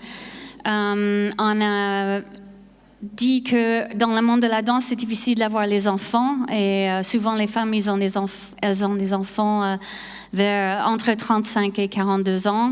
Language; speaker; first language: French; non-native, fluent; English